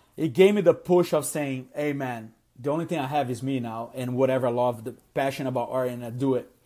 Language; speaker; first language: English; non-native, fluent; Portuguese